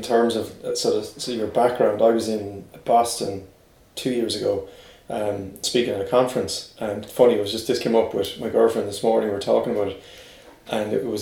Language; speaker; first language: English; native; English